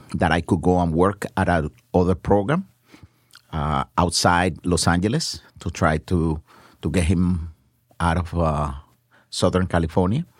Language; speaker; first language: English; non-native, fluent; Spanish